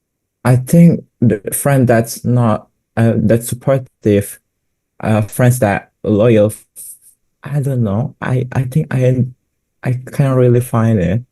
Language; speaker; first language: English; non-native, learner; Indonesian